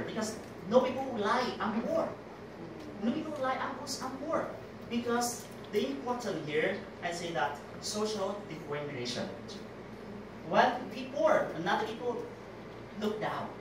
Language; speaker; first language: English; non-native, learner; Vietnamese